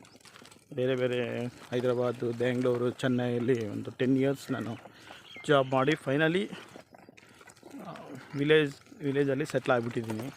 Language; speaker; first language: Kannada; non-native, local second language; Urdu